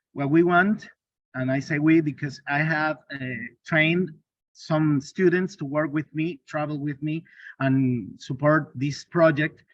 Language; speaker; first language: English; non-native, learner; Spanish